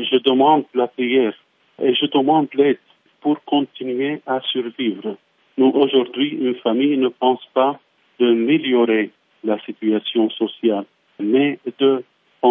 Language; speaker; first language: French; non-native, fluent; Arabic